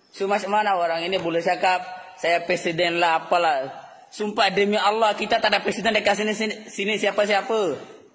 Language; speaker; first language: Malay; non-native, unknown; Rohingya